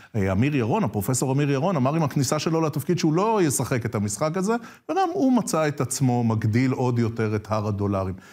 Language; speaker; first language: Hebrew; native; Hebrew